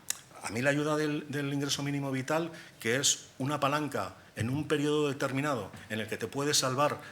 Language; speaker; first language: Spanish; native; Spanish